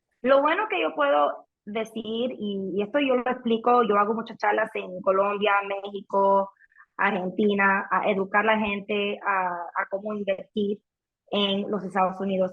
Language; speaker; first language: Spanish; early bilingual, heritage; Spanish